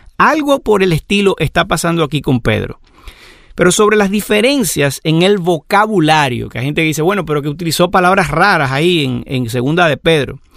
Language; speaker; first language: Spanish; native; Spanish